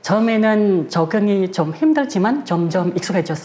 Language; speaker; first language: Korean; non-native, fluent; Indonesian